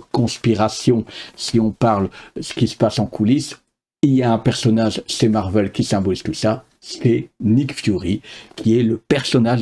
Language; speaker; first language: French; native; French